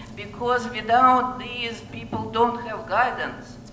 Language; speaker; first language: English; non-native, learner; Russian